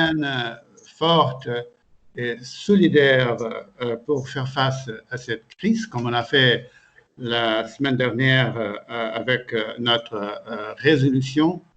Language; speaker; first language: French; non-native, fluent; Portuguese